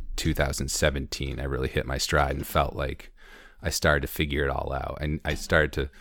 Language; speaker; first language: English; native; English